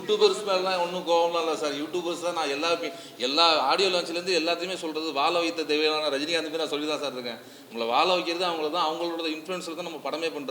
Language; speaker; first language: Tamil; native; Tamil